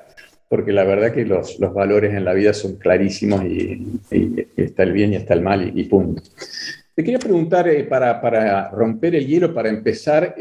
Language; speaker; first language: Spanish; native; Spanish